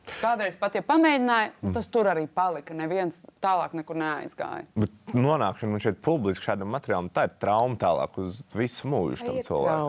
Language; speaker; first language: Latvian; non-native, local second language; Russian